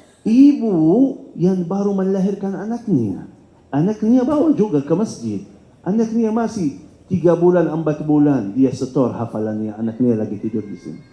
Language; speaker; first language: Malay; non-native, fluent; Arabic